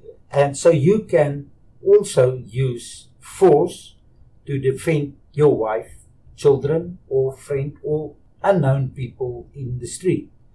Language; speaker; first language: English; non-native, local second language; Afrikaans